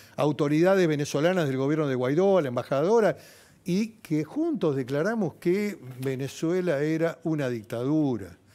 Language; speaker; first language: Spanish; native; Spanish